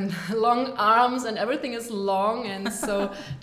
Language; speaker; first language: English; non-native, learner; German